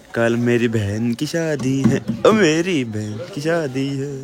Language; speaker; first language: Hindi; non-native, local second language; Marathi